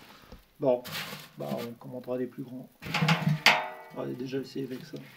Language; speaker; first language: French; native; French